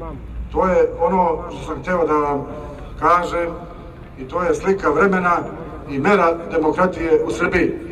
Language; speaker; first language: Bosnian; native; Bosnian